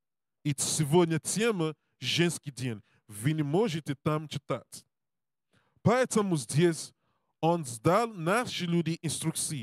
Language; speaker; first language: Russian; non-native, learner; English